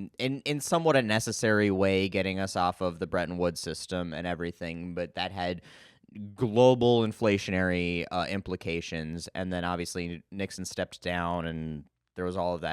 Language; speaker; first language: English; native; English